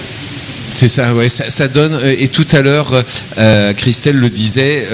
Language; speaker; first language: French; native; French